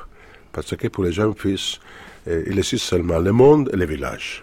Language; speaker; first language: French; non-native, fluent; Italian